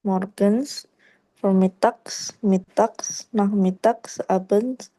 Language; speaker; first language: German; non-native, learner; Indonesian